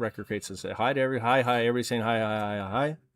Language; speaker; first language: English; native; English